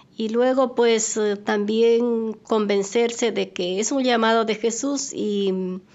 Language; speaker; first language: Spanish; native; Spanish